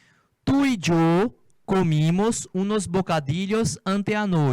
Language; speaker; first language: Spanish; non-native, fluent; Portuguese